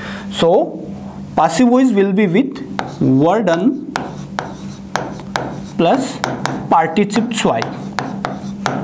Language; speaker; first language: English; non-native, local second language; Hindi